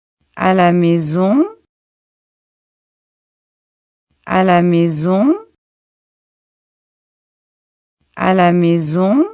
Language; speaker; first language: French; non-native, local second language; Arabic